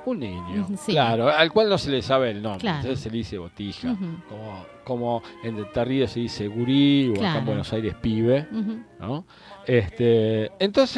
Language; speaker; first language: Spanish; native; Spanish